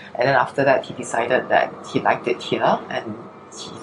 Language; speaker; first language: English; early bilingual, other home language; Chinese